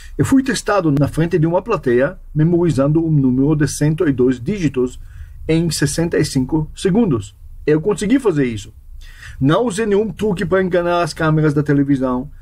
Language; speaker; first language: Portuguese; non-native, fluent; Hebrew